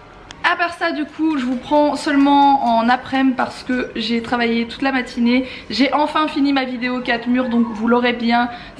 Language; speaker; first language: French; native; French